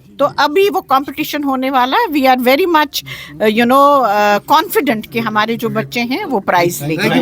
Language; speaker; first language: Hindi; non-native, local second language; Kashmiri